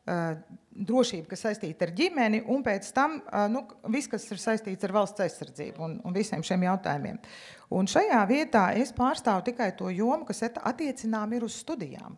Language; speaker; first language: Latvian; native; Latvian